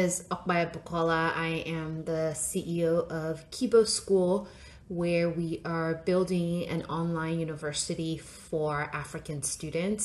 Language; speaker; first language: English; non-native, local second language; Yoruba